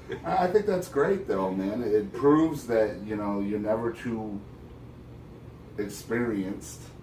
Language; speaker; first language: English; native; English